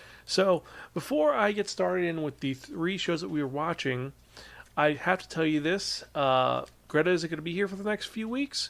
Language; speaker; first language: English; native; English